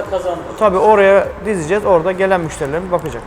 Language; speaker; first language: Turkish; native; Turkish